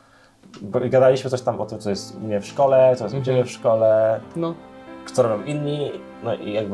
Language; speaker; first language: Polish; native; Polish